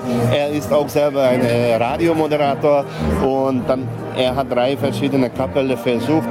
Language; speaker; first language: German; non-native, local second language; Hungarian